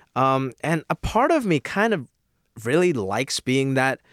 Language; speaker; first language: English; non-native, local second language; Cantonese